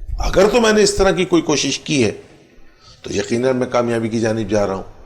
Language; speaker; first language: Urdu; native; Urdu